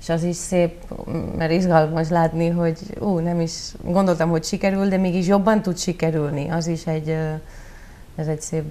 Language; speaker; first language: Hungarian; non-native, learner; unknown